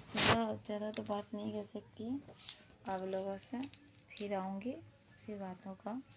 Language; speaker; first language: Hindi; non-native, local second language; Bangla